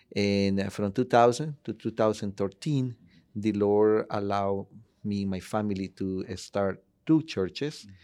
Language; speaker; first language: English; non-native, fluent; Spanish